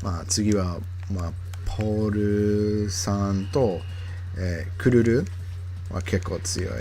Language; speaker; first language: Japanese; non-native, learner; English